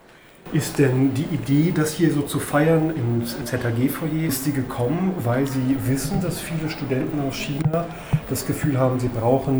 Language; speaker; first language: German; native; German